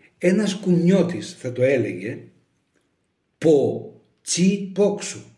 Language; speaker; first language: Greek; native; Greek